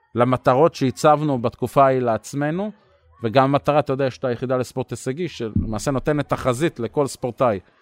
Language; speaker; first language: Hebrew; native; Hebrew